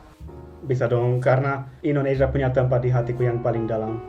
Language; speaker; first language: Indonesian; non-native, fluent; Hungarian